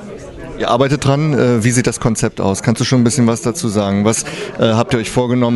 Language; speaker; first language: German; native; German